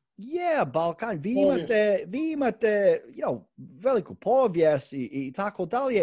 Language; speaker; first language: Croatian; early bilingual, heritage; Croatian